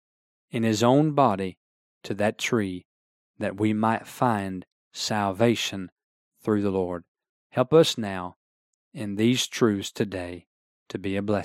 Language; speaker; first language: English; native; English